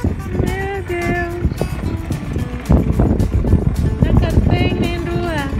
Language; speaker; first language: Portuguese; non-native, local second language; Tetum